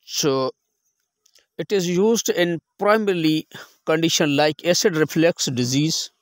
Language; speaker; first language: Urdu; non-native, local second language; Sindhi